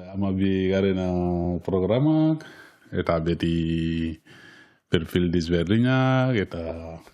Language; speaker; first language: Basque; non-native, learner; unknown